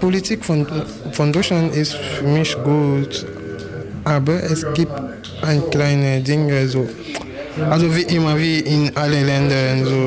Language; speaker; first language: German; non-native, learner; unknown